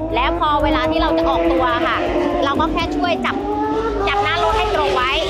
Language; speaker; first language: Thai; native; Thai